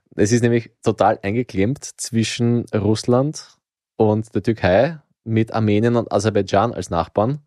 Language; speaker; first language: German; native; German